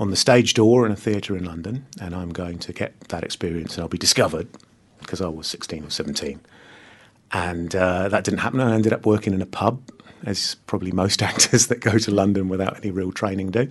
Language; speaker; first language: English; native; English